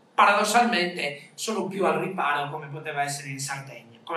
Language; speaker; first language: Italian; native; Italian